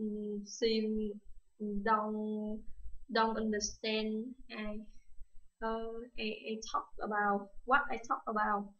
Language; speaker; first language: English; non-native, learner; Vietnamese